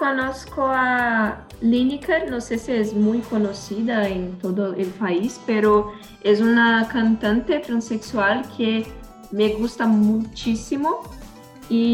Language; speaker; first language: Spanish; non-native, learner; Portuguese